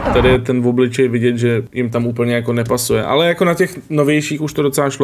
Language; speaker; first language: Czech; native; Czech